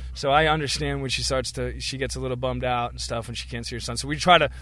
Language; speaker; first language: English; native; English